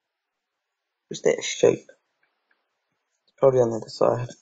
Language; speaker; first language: English; native; English